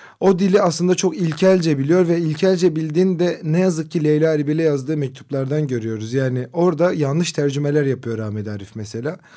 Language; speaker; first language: Turkish; non-native, local second language; Kurdish